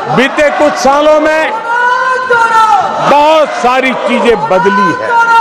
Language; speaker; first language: Hindi; non-native, local second language; Gujarati